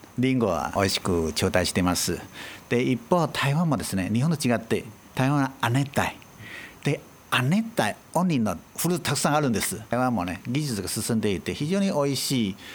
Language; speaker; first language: Japanese; non-native, fluent; Chinese